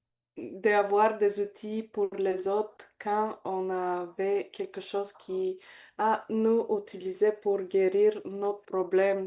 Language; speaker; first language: French; non-native, learner; Bulgarian